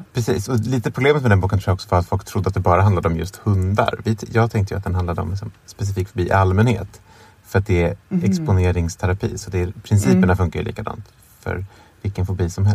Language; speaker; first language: Swedish; native; Swedish